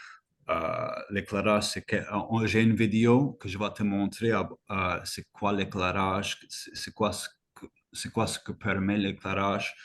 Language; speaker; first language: French; non-native, fluent; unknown